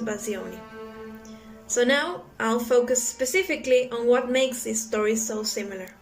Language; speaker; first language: English; non-native, fluent; Spanish